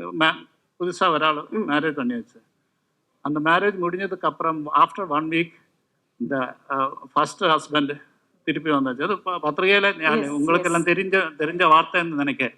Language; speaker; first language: Tamil; non-native, local second language; Malayalam